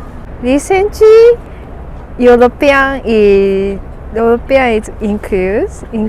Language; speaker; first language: English; non-native, learner; Japanese